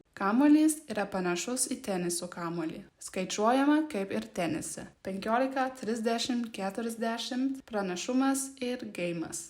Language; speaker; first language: Lithuanian; non-native, learner; German